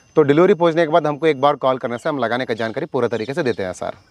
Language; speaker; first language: Hindi; non-native, local second language; Kannada